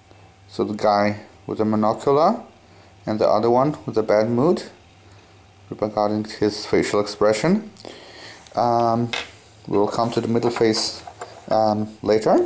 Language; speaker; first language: English; non-native, fluent; German